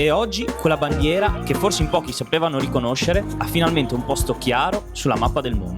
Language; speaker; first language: Italian; native; Italian